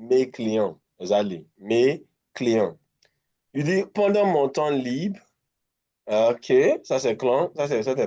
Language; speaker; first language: French; non-native, fluent; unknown